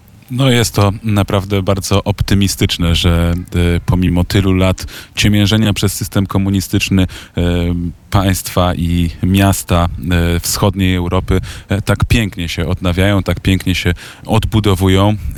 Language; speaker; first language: Polish; native; Polish